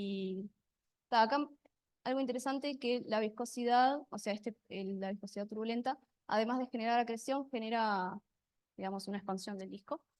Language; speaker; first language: Spanish; native; Spanish